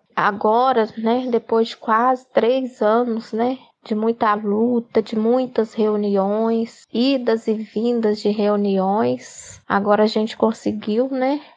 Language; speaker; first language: Portuguese; native; Portuguese